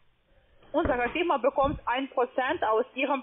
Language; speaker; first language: German; non-native, fluent; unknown